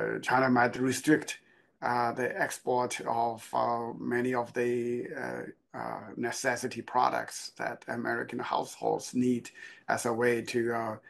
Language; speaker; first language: English; non-native, fluent; Chinese